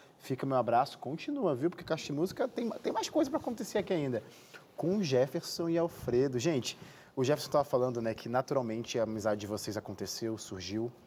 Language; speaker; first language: Portuguese; native; Portuguese